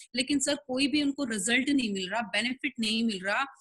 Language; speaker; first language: Hindi; native; Hindi